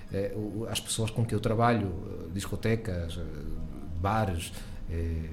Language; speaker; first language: Portuguese; early bilingual, heritage; Spanish